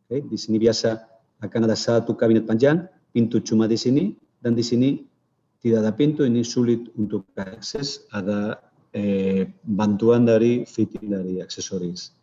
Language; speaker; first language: Indonesian; non-native, fluent; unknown